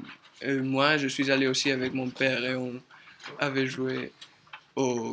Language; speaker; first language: French; non-native, learner; Spanish